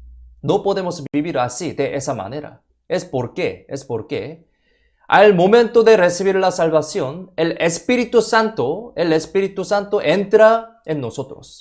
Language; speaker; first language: Spanish; non-native, fluent; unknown